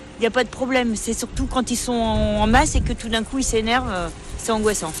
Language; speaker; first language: French; native; French